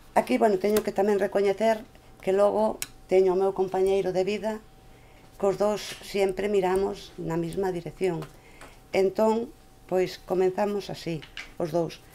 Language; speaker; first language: Galician; native; Galician